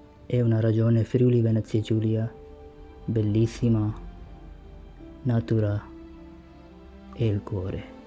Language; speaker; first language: Italian; non-native, learner; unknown